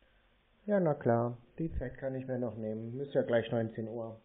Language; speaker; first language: German; native; German